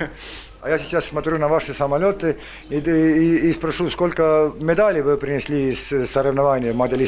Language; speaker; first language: Russian; non-native, fluent; Estonian